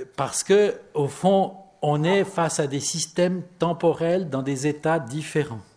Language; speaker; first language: French; native; French